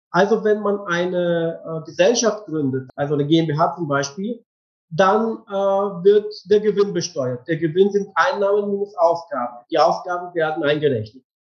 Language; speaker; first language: German; non-native, fluent; Bulgarian